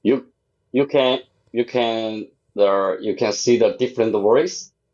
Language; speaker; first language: English; non-native, learner; Chinese